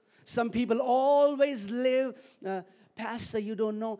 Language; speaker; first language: English; non-native, local second language; Hindi